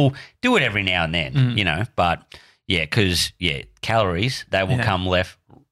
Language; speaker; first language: English; native; English